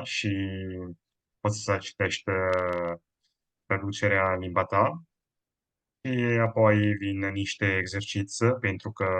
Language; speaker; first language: Romanian; non-native, fluent; Italian